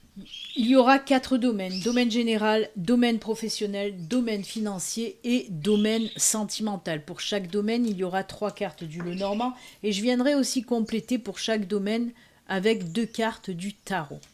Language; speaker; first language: French; native; French